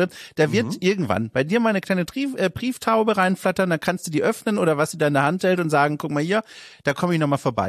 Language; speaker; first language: German; native; German